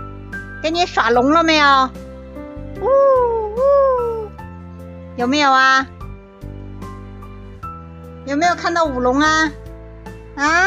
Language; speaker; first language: Chinese; native; Chinese